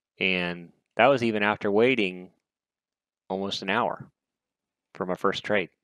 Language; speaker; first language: English; native; English